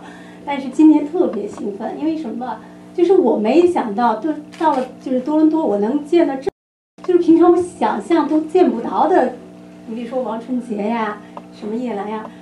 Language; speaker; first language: Chinese; native; Chinese